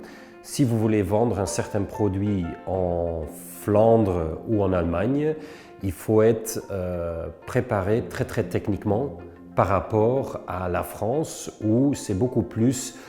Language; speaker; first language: French; non-native, local second language; Dutch